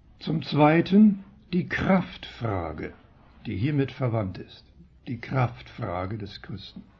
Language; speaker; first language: German; early bilingual, heritage; German